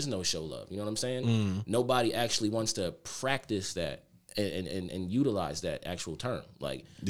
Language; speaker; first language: English; native; English